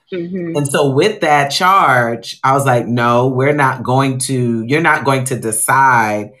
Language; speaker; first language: English; native; English